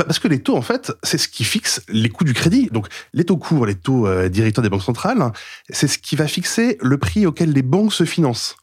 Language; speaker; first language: French; native; French